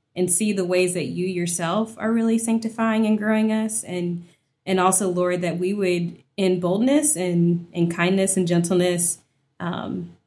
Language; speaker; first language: English; native; English